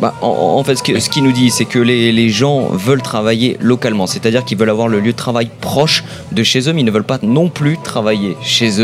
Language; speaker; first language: French; native; French